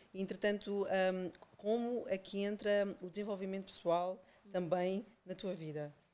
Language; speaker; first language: Portuguese; early bilingual, other home language; Kabuverdianu